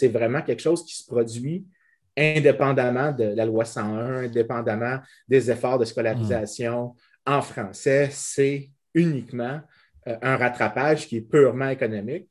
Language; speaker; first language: French; native; French